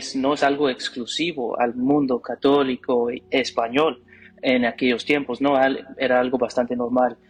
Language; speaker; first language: Spanish; non-native, fluent; English